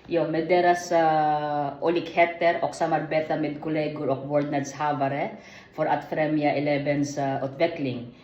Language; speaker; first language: Swedish; non-native, learner; Filipino